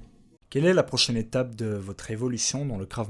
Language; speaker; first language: French; native; French